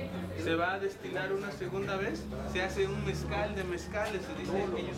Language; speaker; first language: Spanish; native; Spanish